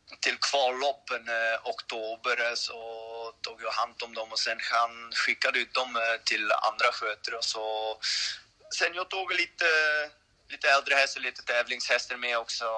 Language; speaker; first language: Swedish; non-native, learner; French